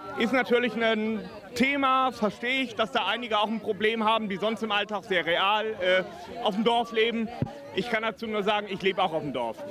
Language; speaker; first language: German; native; German